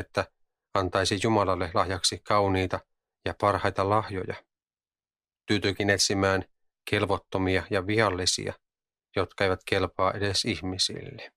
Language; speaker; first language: Finnish; native; Finnish